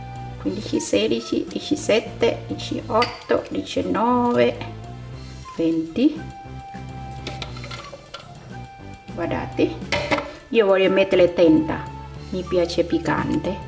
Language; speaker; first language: Italian; non-native, learner; Thai